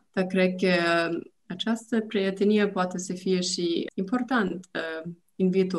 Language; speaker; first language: Romanian; non-native, learner; German